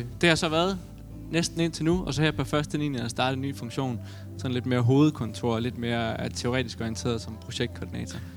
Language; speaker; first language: Danish; native; Danish